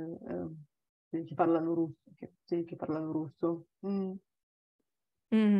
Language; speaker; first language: Italian; non-native, learner; Bulgarian